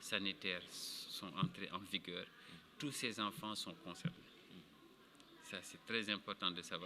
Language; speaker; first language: French; non-native, local second language; Wolof